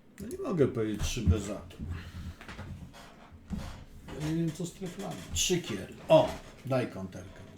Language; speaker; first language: Polish; native; Polish